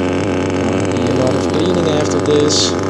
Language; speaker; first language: English; non-native, fluent; Dutch